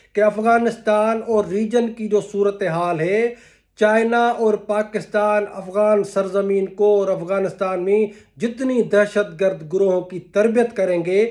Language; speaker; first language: Urdu; non-native, local second language; Sindhi